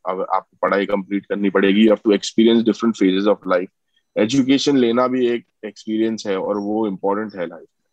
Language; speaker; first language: Hindi; non-native, local second language; Marathi